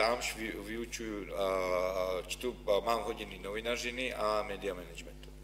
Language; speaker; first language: Czech; non-native, fluent; Ukrainian